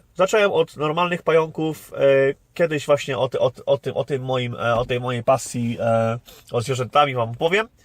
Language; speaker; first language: Polish; native; Polish